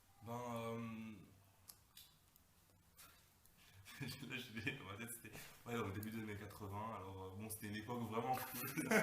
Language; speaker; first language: French; native; French